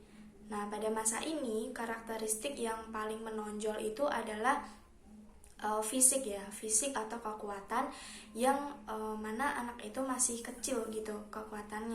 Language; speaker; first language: Indonesian; native; Indonesian